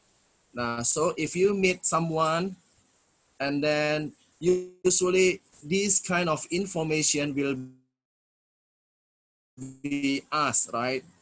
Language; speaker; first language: English; non-native, fluent; Indonesian